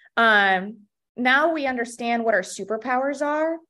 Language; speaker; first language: English; early bilingual, other home language; Russian